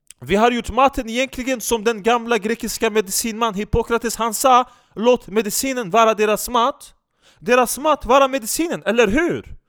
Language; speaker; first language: Swedish; non-native, fluent; Turkish